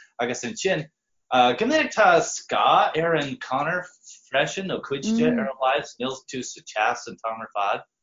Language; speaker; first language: Irish; non-native, fluent; English